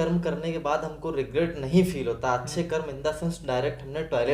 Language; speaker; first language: Hindi; native; Hindi